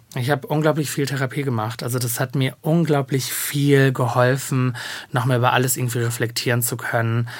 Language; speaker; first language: German; native; German